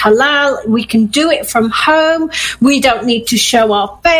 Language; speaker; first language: English; native; English